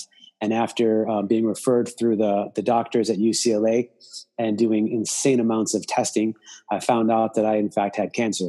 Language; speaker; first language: English; native; English